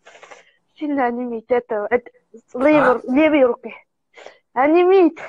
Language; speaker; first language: Russian; non-native, local second language; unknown